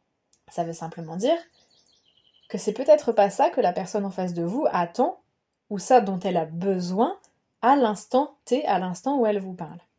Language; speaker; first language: French; native; French